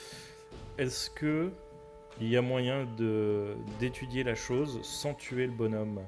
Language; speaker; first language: French; native; French